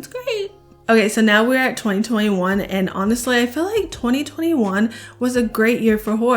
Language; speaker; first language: English; native; English